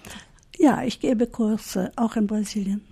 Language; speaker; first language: German; early bilingual, heritage; German